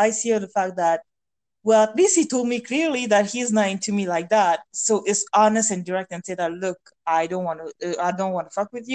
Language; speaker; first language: English; non-native, fluent; French